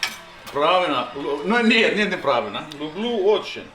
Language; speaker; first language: Russian; non-native, learner; Finnish